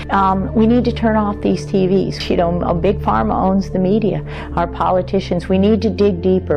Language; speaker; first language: English; native; English